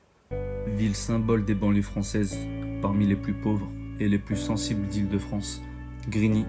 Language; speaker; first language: French; native; French